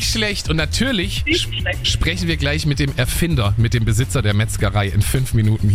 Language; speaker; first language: German; native; German